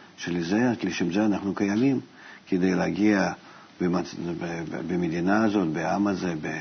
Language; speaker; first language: Hebrew; non-native, fluent; Russian